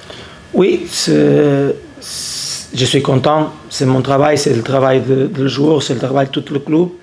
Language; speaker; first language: French; non-native, learner; Portuguese